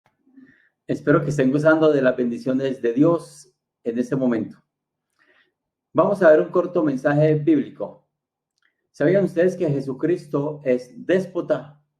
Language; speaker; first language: Spanish; native; Spanish